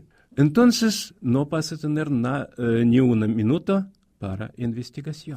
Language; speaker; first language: Spanish; non-native, fluent; Russian